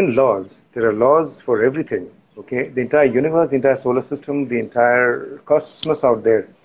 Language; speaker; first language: English; non-native, local second language; Hindi